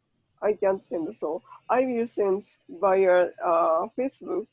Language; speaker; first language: English; non-native, learner; Japanese